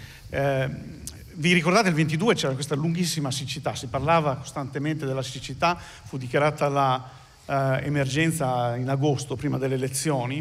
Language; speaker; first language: Italian; native; Italian